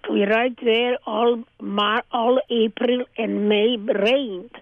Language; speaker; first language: English; early bilingual, other home language; Hungarian